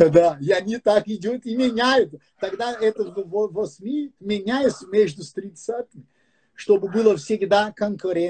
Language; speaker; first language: Russian; non-native, fluent; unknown